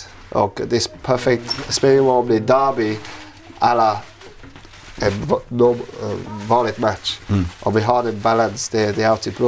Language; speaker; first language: Swedish; non-native, learner; English